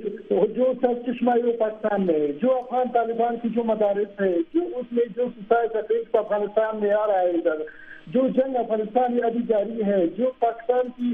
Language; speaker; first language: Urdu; non-native, fluent; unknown